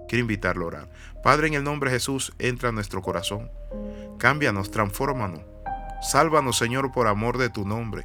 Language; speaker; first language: Spanish; native; Spanish